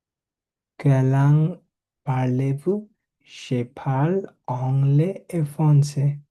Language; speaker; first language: French; non-native, learner; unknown